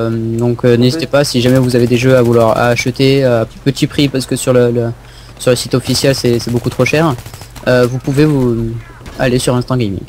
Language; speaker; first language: French; native; French